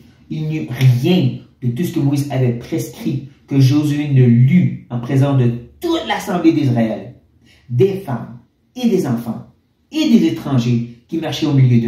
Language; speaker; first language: French; native; French